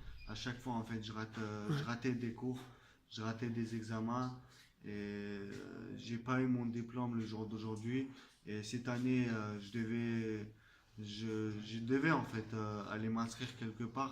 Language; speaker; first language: French; non-native, fluent; Chechen